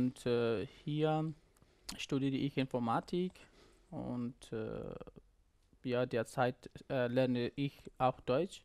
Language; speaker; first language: German; non-native, learner; Persian